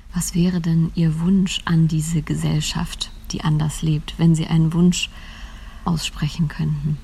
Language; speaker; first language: German; native; German